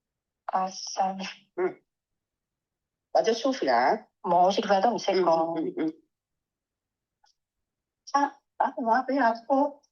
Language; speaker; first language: Cantonese; native; Cantonese